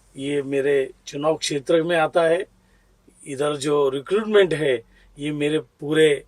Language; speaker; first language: Hindi; non-native, local second language; Marathi